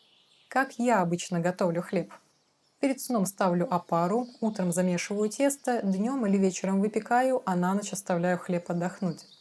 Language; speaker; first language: Russian; native; Russian